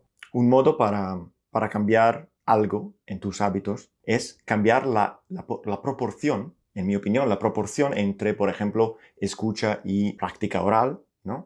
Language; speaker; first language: Spanish; non-native, fluent; Italian